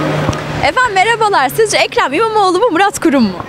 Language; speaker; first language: Turkish; native; Turkish